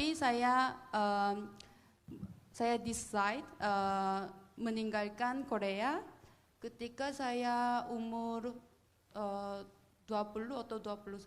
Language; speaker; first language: Indonesian; non-native, fluent; Korean